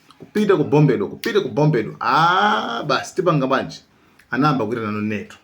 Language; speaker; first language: Nyanja; non-native, local second language; Tumbuka